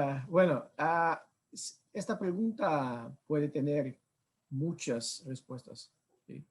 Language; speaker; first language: Spanish; non-native, fluent; Portuguese